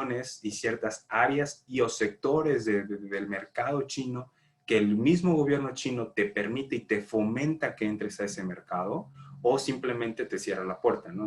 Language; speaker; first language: Spanish; native; Spanish